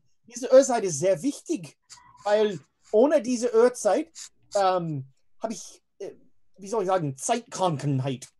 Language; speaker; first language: German; non-native, learner; English